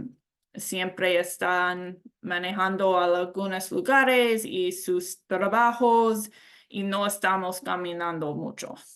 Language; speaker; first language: Spanish; non-native, learner; English